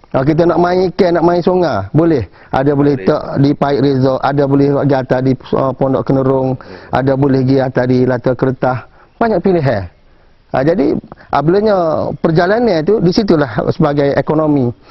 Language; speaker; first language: Malay; native; Malay